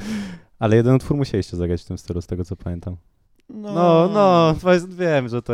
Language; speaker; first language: Polish; native; Polish